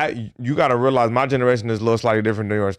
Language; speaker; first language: English; native; English